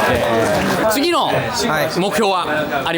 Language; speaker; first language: Japanese; native; Japanese